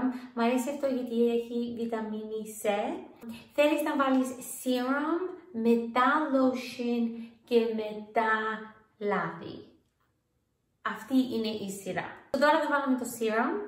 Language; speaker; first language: Greek; early bilingual, heritage; English